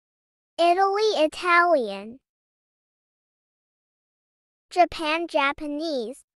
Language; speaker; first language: English; non-native, fluent; Turkish